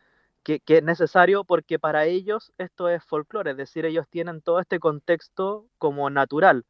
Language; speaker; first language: Spanish; native; Spanish